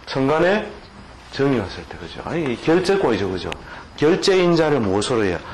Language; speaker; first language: Korean; native; Korean